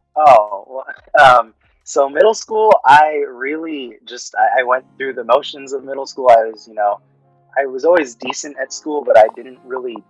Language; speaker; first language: English; early bilingual, other home language; Filipino